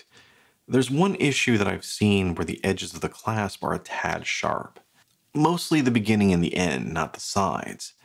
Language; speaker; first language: English; native; English